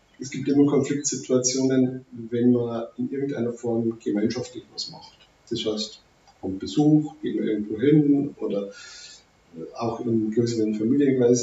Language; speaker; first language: German; native; German